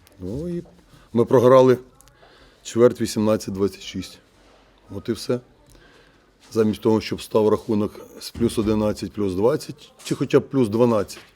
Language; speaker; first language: Ukrainian; native; Ukrainian